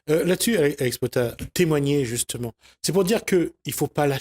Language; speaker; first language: French; native; French